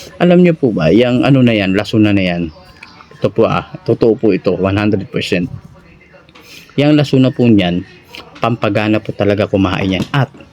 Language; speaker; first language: Filipino; non-native, local second language; Maranao